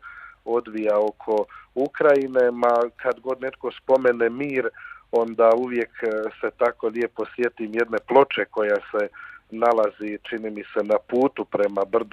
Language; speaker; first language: Croatian; native; Croatian